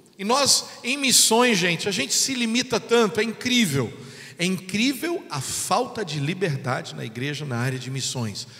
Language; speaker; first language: Portuguese; non-native, fluent; English